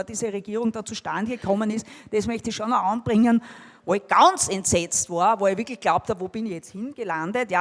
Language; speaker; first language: German; native; German